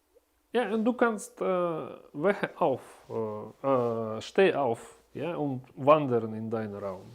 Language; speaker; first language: German; non-native, learner; Russian